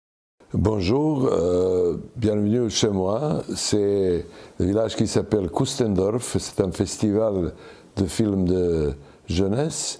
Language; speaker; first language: French; non-native, learner; Serbian